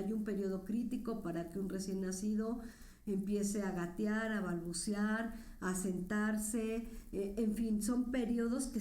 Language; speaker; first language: Spanish; native; Spanish